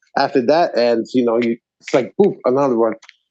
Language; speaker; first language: English; non-native, fluent; Azerbaijani